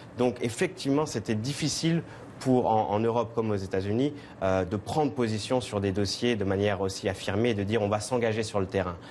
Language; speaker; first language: French; native; French